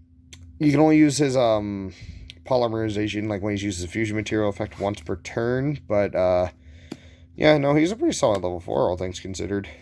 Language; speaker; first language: English; native; English